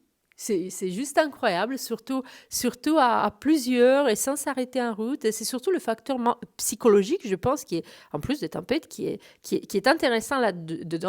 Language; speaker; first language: French; native; French